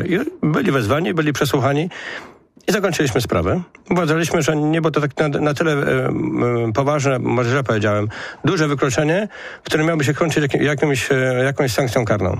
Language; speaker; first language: Polish; native; Polish